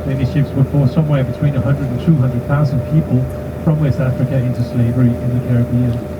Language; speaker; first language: English; non-native, fluent; Danish